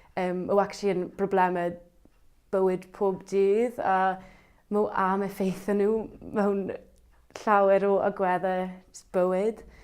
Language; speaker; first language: Welsh; native; Welsh